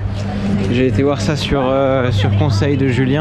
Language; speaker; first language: French; native; French